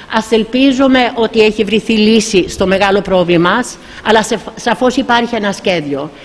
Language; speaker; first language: Greek; native; Greek